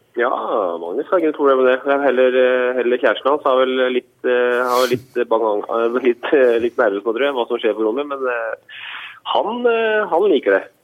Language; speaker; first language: Norwegian; native; Norwegian